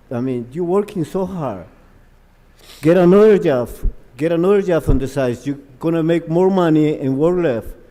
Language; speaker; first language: English; non-native, learner; Spanish